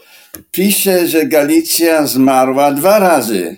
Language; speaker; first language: Polish; non-native, fluent; English